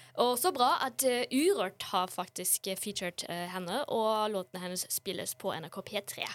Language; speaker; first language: Norwegian; non-native, fluent; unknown